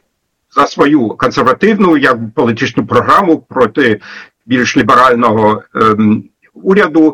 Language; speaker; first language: Ukrainian; non-native, fluent; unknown